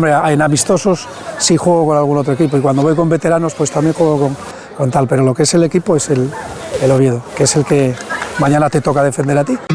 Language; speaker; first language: Spanish; native; Spanish